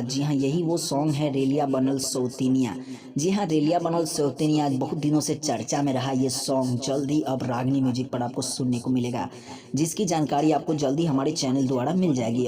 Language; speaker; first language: Hindi; non-native, local second language; Bhojpuri